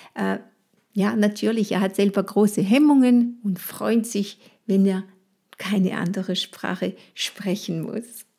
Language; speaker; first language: German; non-native, fluent; French